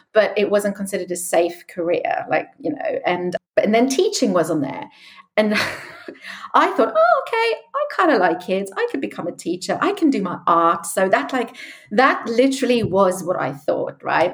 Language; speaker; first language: English; native; English